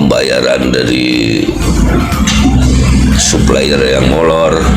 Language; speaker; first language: Indonesian; native; Indonesian